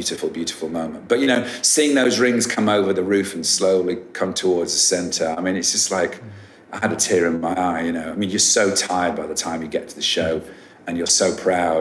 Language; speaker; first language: English; native; English